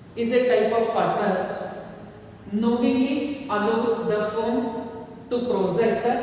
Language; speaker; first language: English; non-native, local second language; Kannada